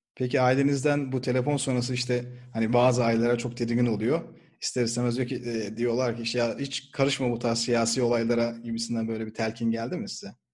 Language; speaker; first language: Turkish; native; Turkish